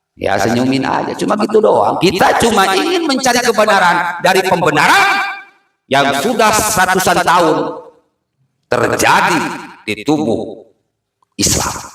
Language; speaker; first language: Indonesian; non-native, local second language; Sundanese